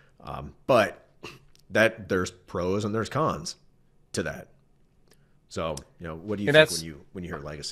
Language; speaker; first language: English; native; English